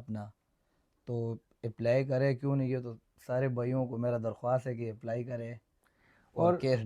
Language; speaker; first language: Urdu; non-native, local second language; Pashto